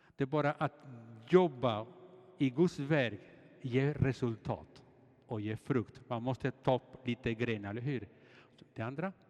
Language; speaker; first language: Swedish; non-native, fluent; Spanish